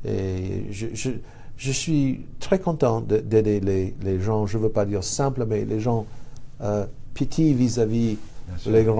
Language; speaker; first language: French; non-native, fluent; English